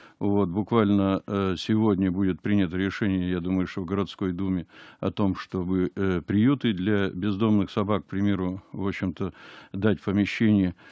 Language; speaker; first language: Russian; native; Russian